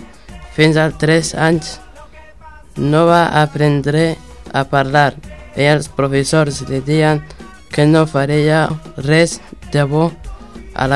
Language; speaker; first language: Catalan; non-native, learner; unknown